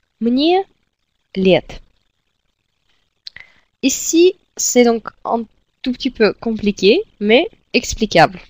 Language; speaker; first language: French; non-native, fluent; Russian